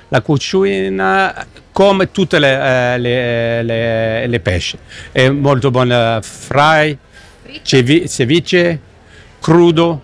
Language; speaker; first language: Italian; non-native, learner; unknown